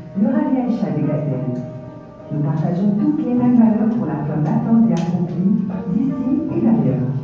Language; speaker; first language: French; non-native, local second language; Arabic